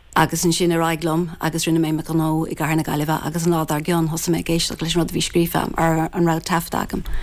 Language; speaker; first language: Irish; non-native, local second language; English